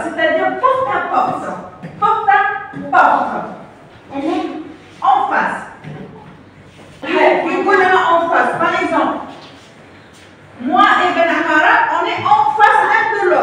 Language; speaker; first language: French; non-native, local second language; Arabic